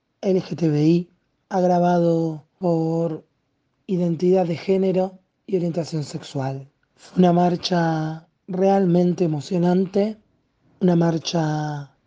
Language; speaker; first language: Spanish; native; Spanish